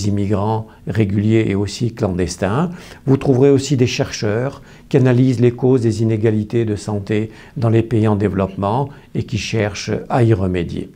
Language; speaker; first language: French; native; French